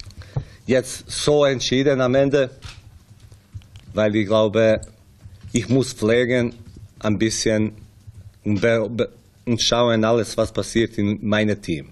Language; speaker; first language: German; non-native, fluent; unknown